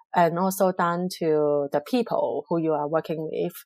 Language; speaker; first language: English; non-native, local second language; Cantonese